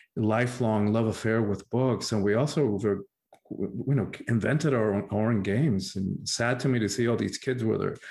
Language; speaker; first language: English; early bilingual, other home language; Spanish